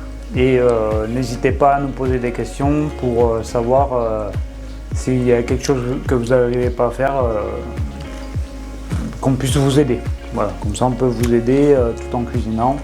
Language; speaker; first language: French; native; French